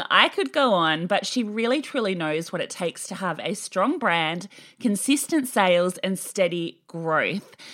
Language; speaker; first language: English; native; English